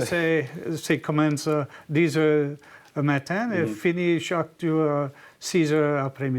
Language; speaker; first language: French; non-native, learner; English